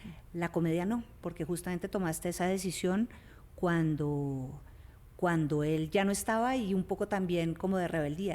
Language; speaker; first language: Spanish; native; Spanish